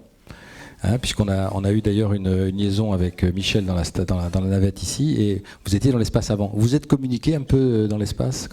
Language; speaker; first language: French; native; French